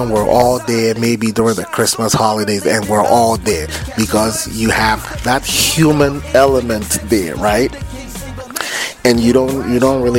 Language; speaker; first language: English; non-native, local second language; Akan